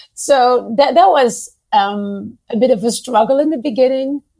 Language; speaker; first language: English; non-native, fluent; Dutch